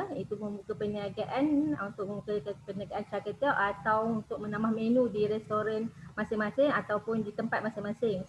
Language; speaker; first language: Malay; native; Malay